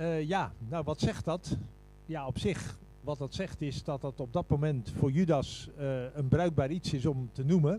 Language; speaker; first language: Dutch; native; Dutch